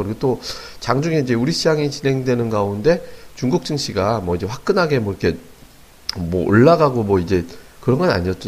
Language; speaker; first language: Korean; native; Korean